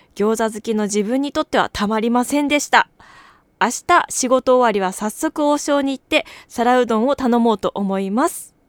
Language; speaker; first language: Japanese; native; Japanese